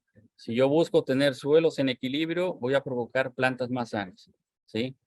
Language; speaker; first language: Spanish; native; Spanish